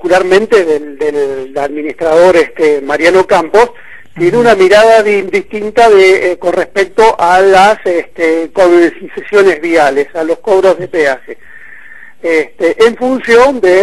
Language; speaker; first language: Spanish; native; Spanish